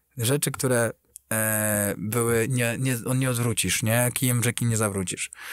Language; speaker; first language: Polish; native; Polish